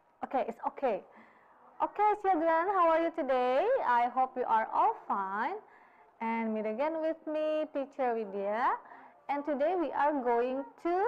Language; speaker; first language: English; non-native, fluent; Indonesian